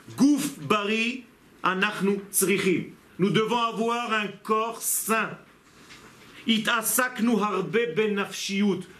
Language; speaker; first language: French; non-native, fluent; Hebrew